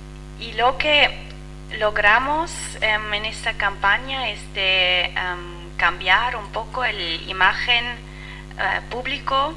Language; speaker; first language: Spanish; non-native, fluent; French